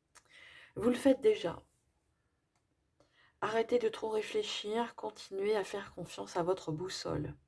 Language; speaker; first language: French; native; French